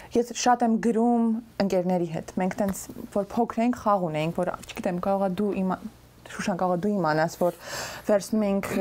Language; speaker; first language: Armenian; native; Armenian